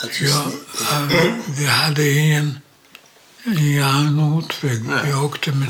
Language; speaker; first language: Swedish; non-native, learner; Polish